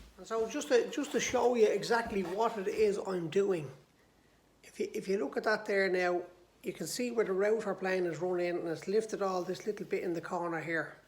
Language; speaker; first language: English; native; English